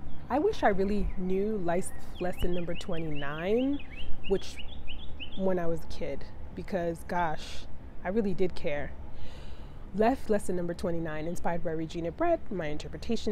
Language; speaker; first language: English; early bilingual, other home language; Spanish